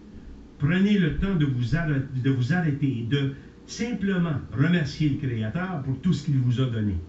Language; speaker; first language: French; native; French